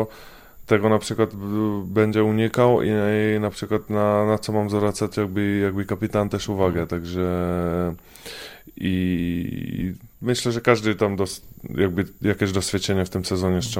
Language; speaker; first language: Polish; non-native, fluent; Czech